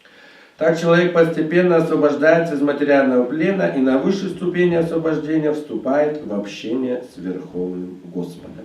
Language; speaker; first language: Russian; native; Russian